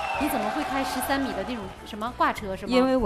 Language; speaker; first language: Chinese; native; Chinese